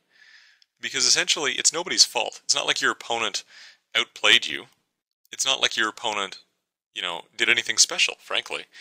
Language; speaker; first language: English; native; English